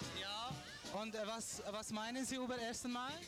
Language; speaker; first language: German; non-native, learner; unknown